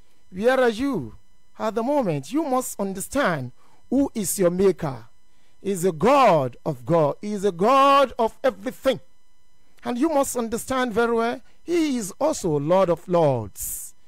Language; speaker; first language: English; non-native, local second language; Yoruba